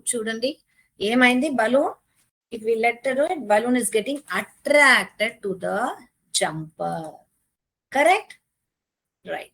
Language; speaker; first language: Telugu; non-native, learner; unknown